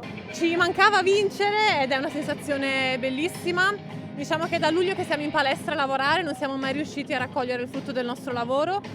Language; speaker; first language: Italian; native; Italian